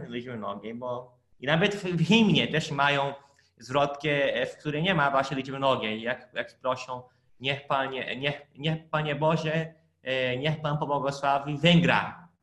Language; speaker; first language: Polish; non-native, fluent; Portuguese